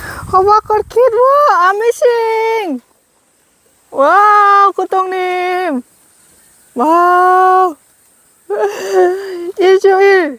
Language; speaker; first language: Korean; non-native, learner; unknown